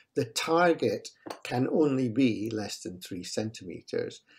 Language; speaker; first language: English; native; English